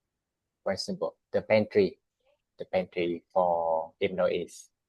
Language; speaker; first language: English; non-native, learner; Vietnamese